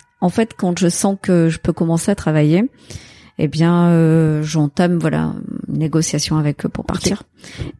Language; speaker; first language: French; native; French